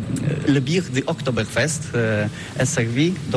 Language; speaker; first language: French; non-native, learner; Polish